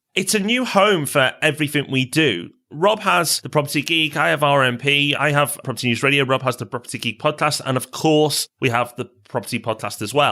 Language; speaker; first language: English; native; English